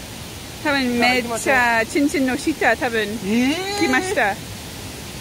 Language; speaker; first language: Japanese; non-native, learner; English